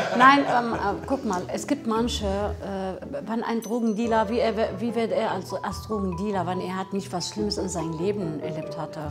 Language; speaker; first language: German; non-native, learner; Arabic